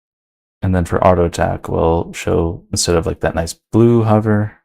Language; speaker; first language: English; native; English